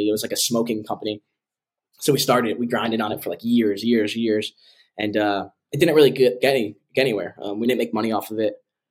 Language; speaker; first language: English; native; English